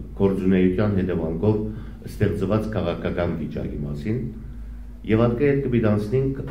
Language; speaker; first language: Armenian; early bilingual, heritage; Armenian